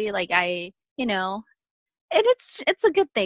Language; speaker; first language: English; non-native, fluent; Korean